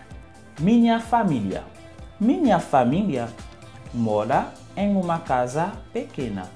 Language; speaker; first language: Portuguese; non-native, fluent; Haitian Creole